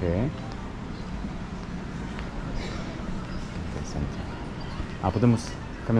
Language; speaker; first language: Spanish; non-native, fluent; German